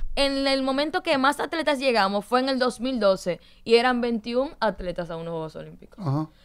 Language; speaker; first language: Spanish; native; Spanish